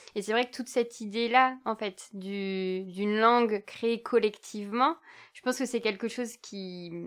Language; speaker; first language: French; native; French